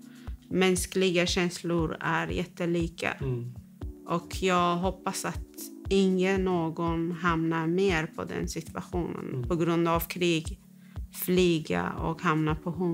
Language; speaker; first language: Swedish; non-native, fluent; Persian